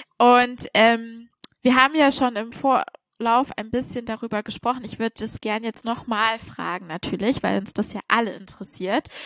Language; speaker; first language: German; native; German